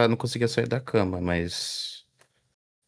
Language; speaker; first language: Portuguese; native; Portuguese